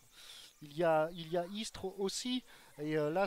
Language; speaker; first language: French; native; French